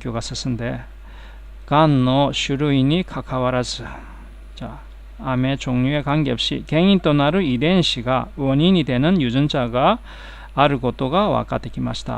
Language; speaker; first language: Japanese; non-native, fluent; Korean